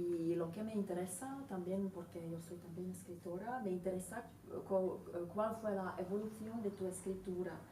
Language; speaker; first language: Spanish; non-native, fluent; Czech